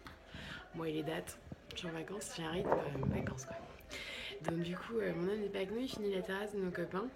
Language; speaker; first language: French; native; French